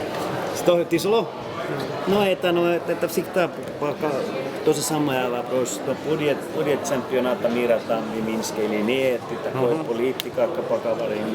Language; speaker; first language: Russian; non-native, learner; Finnish